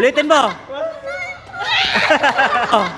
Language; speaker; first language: Filipino; native; Filipino